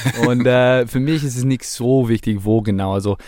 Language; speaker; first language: German; non-native, fluent; English